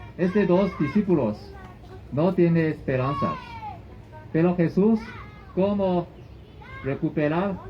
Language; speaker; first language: Spanish; non-native, learner; Chinese